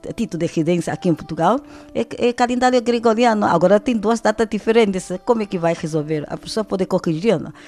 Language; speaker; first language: Portuguese; non-native, fluent; Chinese